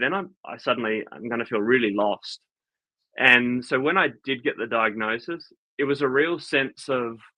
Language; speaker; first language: English; native; English